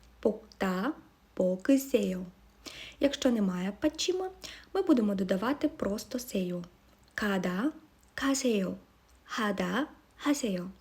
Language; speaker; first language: Ukrainian; native; Ukrainian